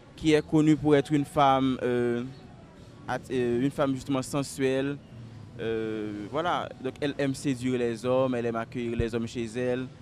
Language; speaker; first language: French; native; French